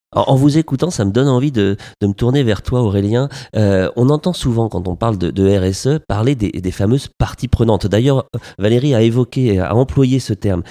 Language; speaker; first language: French; native; French